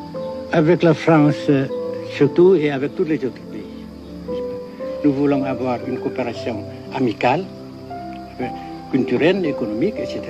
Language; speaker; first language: French; non-native, fluent; Vietnamese